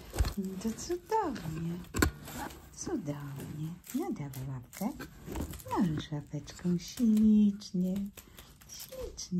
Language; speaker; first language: Polish; native; Polish